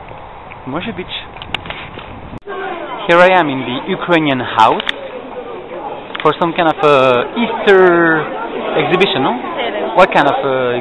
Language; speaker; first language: English; non-native, fluent; French